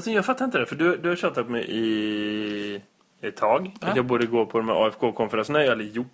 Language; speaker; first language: Swedish; native; Swedish